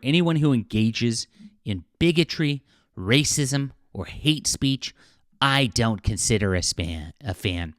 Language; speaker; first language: English; native; English